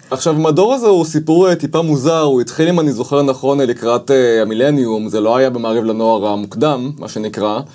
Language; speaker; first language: Hebrew; native; Hebrew